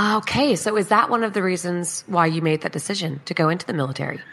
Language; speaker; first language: English; native; English